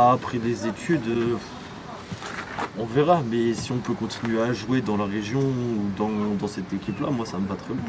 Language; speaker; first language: French; native; French